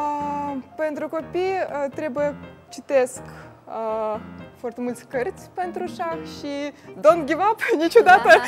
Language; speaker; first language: Romanian; non-native, learner; Russian